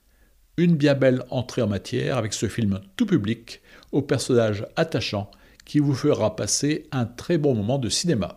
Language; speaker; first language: French; native; French